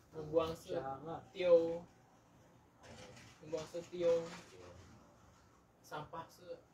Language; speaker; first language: Chinese; non-native, learner; Indonesian